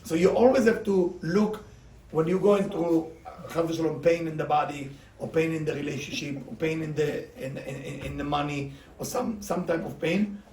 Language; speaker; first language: English; non-native, fluent; Hebrew